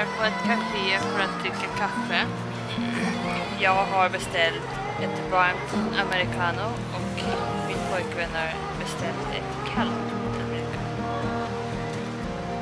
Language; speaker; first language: Swedish; early bilingual, heritage; Korean